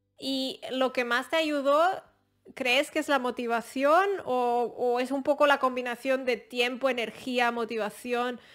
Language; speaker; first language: Spanish; native; Spanish